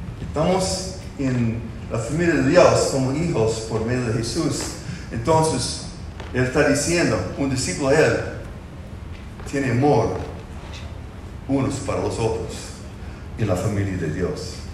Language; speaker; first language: Spanish; non-native, fluent; English